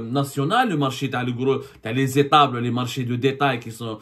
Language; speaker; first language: French; non-native, local second language; Arabic